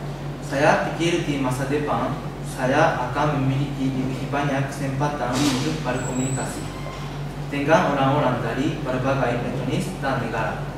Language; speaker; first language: Indonesian; non-native, learner; Japanese